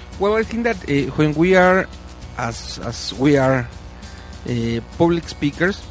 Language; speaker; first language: English; non-native, learner; Spanish